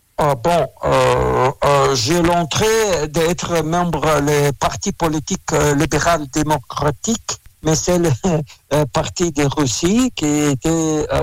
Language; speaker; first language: French; non-native, learner; Russian